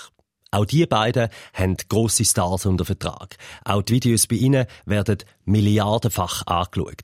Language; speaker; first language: German; native; German